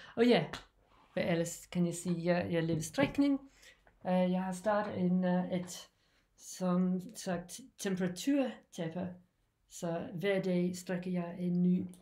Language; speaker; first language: Danish; non-native, learner; English